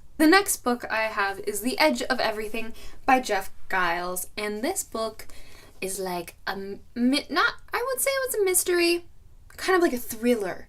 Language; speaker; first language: English; native; English